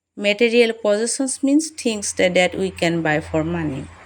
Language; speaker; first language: English; non-native, local second language; Assamese